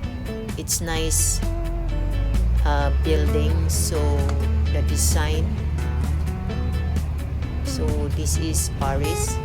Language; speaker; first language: English; non-native, local second language; Cebuano